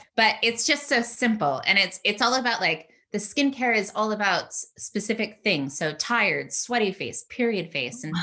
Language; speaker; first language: English; native; English